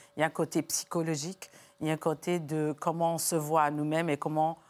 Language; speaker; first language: French; non-native, fluent; Portuguese